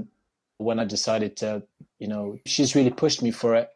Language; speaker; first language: English; non-native, fluent; French